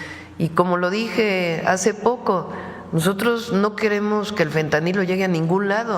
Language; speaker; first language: Spanish; native; Spanish